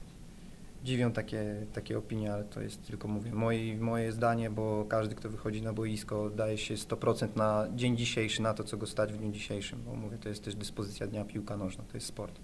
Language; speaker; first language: Polish; native; Polish